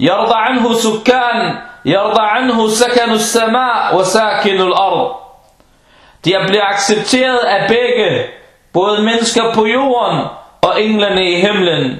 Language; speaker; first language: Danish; early bilingual, other home language; Arabic